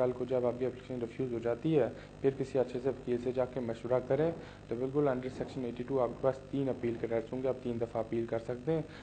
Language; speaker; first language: Urdu; native; Urdu